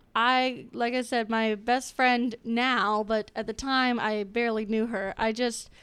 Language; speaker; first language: English; native; English